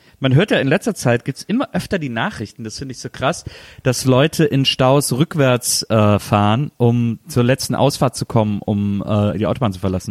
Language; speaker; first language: German; native; German